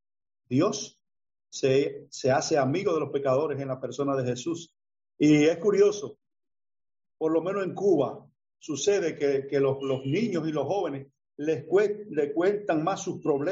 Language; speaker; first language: Spanish; native; Spanish